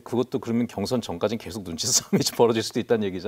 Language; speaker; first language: Korean; native; Korean